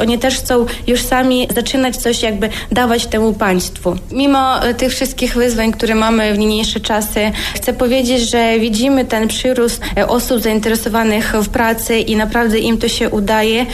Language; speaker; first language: Polish; non-native, fluent; Ukrainian